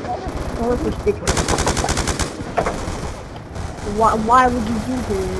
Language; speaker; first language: English; native; English